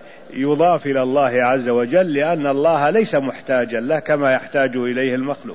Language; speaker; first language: Arabic; native; Arabic